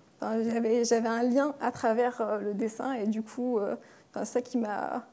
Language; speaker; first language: French; non-native, local second language; Kabyle